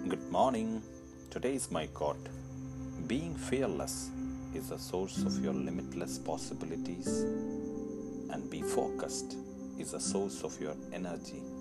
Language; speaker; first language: English; non-native, local second language; Malayalam